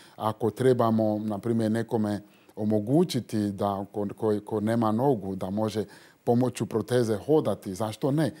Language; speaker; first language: Croatian; non-native, fluent; Fon